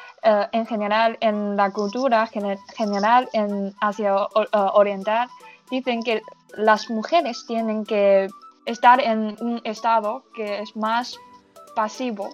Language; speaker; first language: Spanish; non-native, learner; Chinese